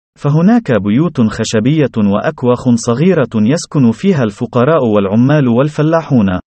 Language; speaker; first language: Arabic; non-native, fluent; Malay